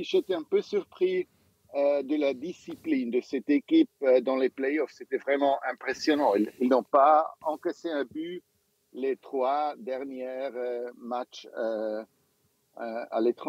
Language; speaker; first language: French; non-native, local second language; German